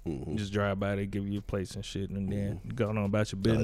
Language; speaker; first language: English; native; English